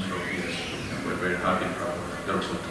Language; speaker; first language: English; non-native, fluent; Spanish